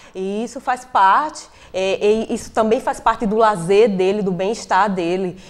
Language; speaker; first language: Portuguese; native; Portuguese